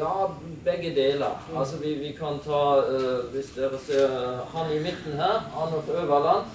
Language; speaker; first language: Norwegian; non-native, fluent; German